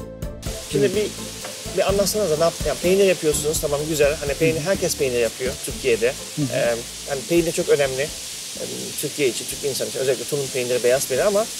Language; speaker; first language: Turkish; native; Turkish